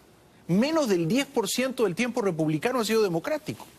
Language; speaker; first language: Spanish; native; Spanish